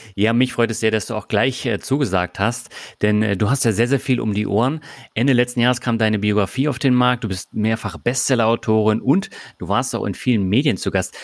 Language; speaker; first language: German; native; German